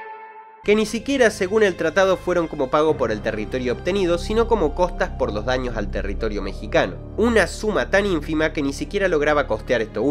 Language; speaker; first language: Spanish; native; Spanish